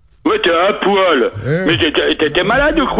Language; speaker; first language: French; native; French